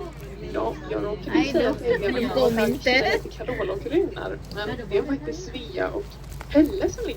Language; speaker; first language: Swedish; native; Swedish